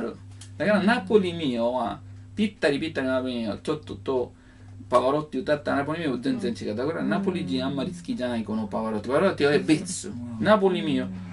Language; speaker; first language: Japanese; non-native, learner; Italian